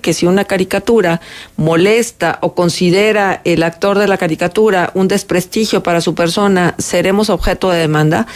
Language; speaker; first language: Spanish; native; Spanish